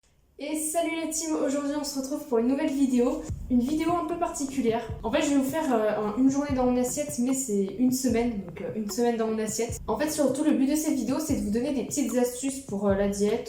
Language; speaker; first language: French; native; French